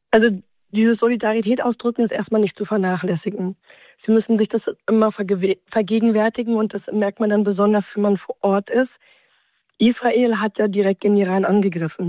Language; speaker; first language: German; native; German